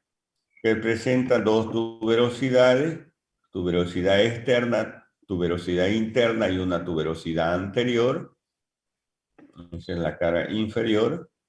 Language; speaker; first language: Spanish; native; Spanish